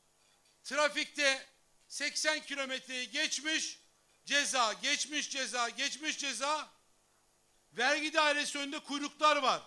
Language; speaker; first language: Turkish; native; Turkish